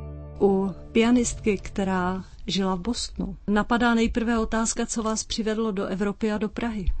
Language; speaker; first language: Czech; native; Czech